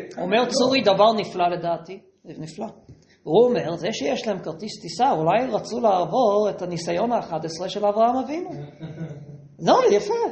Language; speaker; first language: Hebrew; native; Hebrew